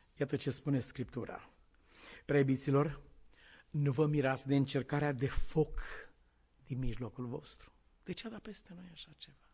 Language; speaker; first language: Romanian; native; Romanian